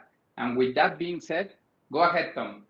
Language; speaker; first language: English; non-native, fluent; Spanish